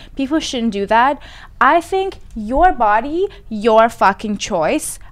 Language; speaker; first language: English; non-native, fluent; Persian